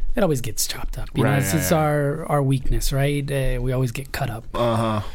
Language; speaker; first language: English; early bilingual, other home language; Spanish